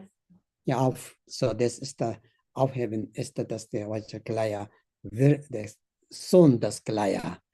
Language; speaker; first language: German; non-native, learner; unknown